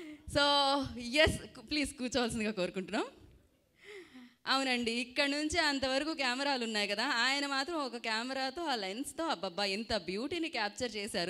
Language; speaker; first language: Telugu; native; Telugu